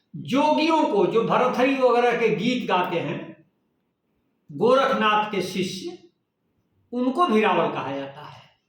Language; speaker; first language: Hindi; native; Hindi